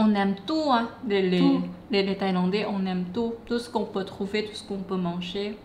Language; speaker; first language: French; non-native, fluent; Thai